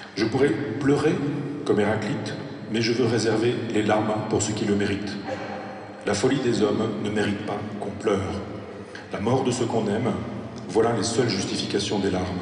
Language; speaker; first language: French; native; French